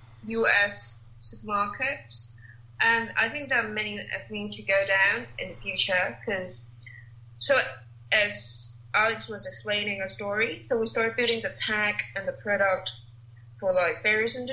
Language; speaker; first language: English; non-native, local second language; Cantonese